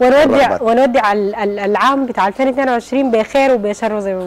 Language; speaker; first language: Arabic; native; Arabic